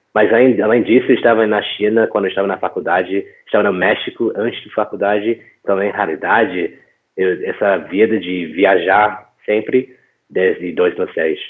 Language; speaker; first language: Portuguese; non-native, fluent; English